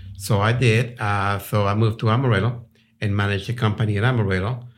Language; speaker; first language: English; non-native, fluent; Spanish